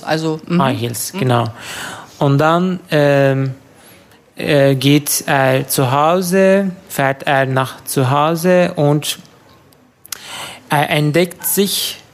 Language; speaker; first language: German; non-native, learner; Turkish